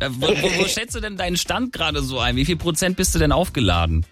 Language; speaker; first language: German; native; German